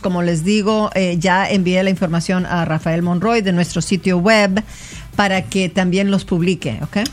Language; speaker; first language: Spanish; native; Spanish